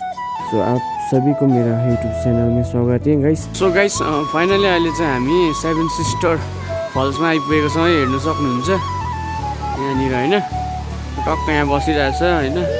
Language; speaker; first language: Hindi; non-native, local second language; Nepali